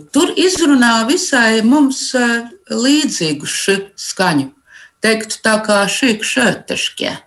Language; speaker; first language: Latvian; native; Latvian